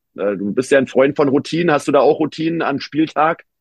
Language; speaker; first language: German; native; German